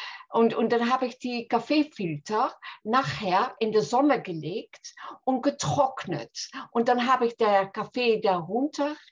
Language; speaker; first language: German; non-native, fluent; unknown